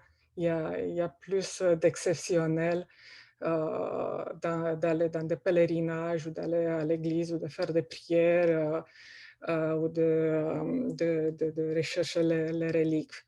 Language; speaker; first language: French; non-native, fluent; Romanian